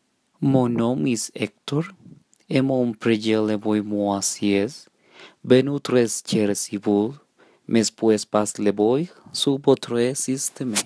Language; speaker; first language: French; non-native, learner; Spanish